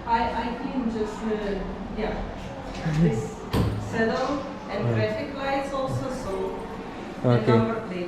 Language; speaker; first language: English; non-native, learner; Russian